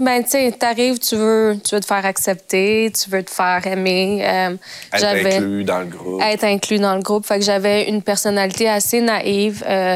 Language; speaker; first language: French; native; French